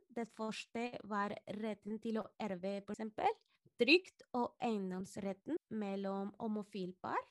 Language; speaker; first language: Norwegian; non-native, fluent; Spanish